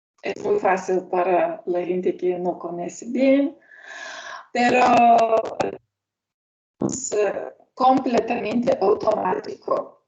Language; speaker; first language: Spanish; non-native, learner; Lithuanian